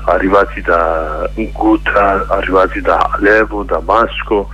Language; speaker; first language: Italian; non-native, learner; Kurdish